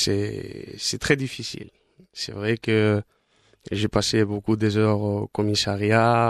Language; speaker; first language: French; non-native, fluent; Spanish